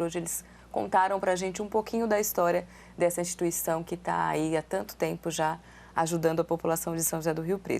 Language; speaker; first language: Portuguese; native; Portuguese